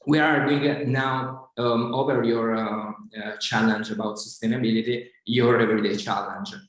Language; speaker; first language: English; non-native, fluent; Italian